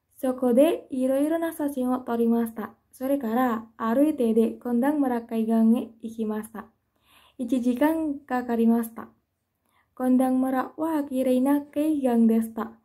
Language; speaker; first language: Japanese; non-native, learner; Indonesian